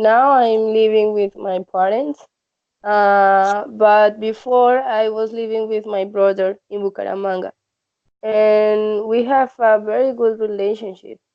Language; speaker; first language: English; non-native, learner; Spanish